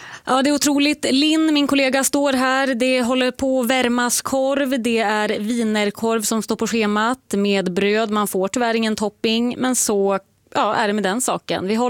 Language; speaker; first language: Swedish; native; Swedish